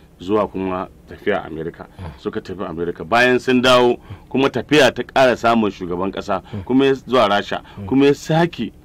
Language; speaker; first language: Hausa; native; Hausa